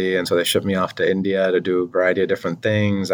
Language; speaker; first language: English; non-native, local second language; Urdu